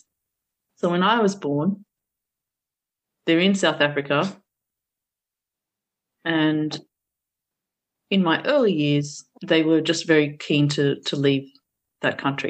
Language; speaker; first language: English; early bilingual, other home language; Portuguese